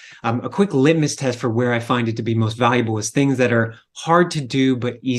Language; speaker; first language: English; native; English